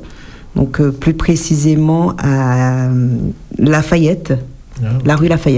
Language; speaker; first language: French; native; French